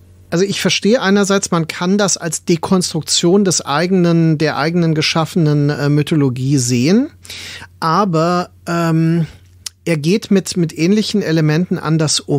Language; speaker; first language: German; native; German